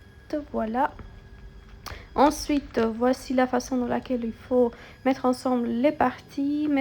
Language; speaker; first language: French; non-native, fluent; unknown